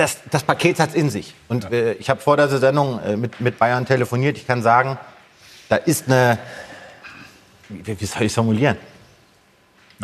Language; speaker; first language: German; native; German